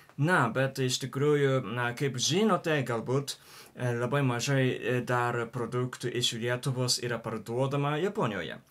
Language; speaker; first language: Lithuanian; non-native, learner; Japanese